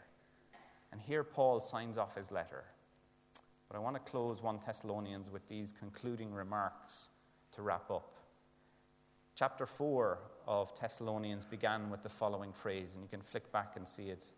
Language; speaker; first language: English; native; English